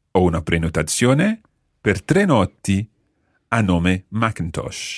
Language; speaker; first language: Italian; non-native, fluent; English